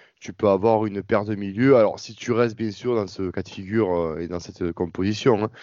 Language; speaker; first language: French; native; French